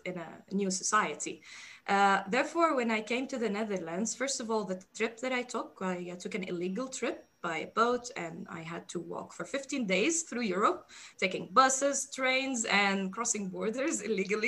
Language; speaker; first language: English; non-native, fluent; Arabic